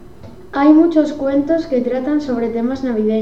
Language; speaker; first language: Spanish; native; Spanish